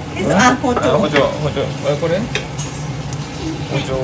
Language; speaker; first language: Japanese; native; Japanese